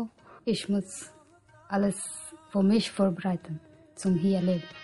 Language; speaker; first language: German; non-native, learner; Punjabi